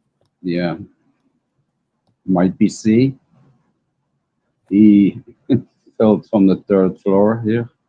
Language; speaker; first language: English; non-native, learner; Dutch